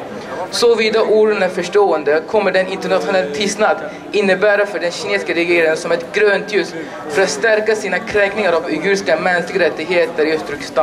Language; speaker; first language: Swedish; non-native, learner; Uyghur